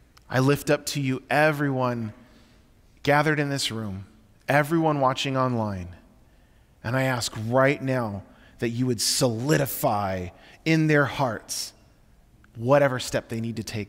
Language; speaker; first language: English; native; English